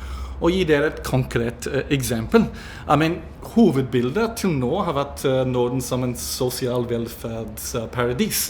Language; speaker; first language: Norwegian; non-native, fluent; English